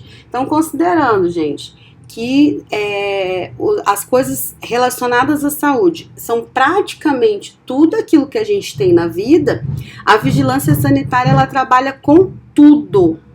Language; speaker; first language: Portuguese; native; Portuguese